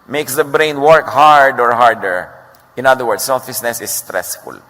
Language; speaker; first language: English; non-native, local second language; Filipino